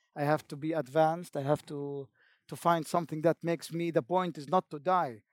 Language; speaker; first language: English; non-native, fluent; Arabic